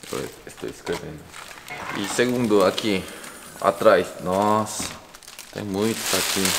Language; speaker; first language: Portuguese; non-native, learner; Korean